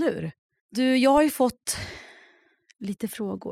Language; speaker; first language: Swedish; native; Swedish